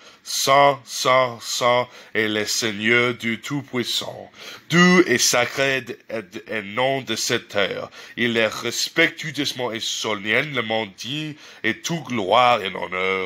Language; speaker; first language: French; non-native, learner; English